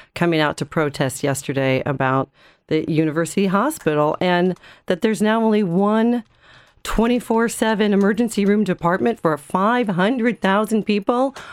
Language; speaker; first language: English; native; English